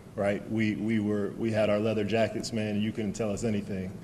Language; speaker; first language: English; native; English